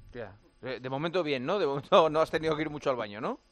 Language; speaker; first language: Spanish; native; Spanish